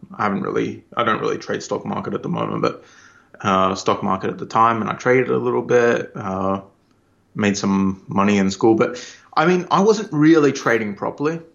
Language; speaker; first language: English; native; English